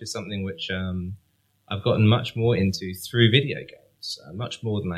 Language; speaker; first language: English; native; English